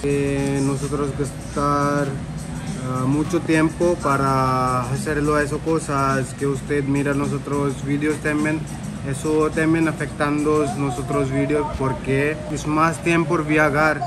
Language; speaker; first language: Spanish; non-native, learner; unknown